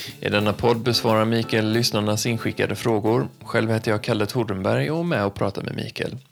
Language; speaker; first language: Swedish; native; Swedish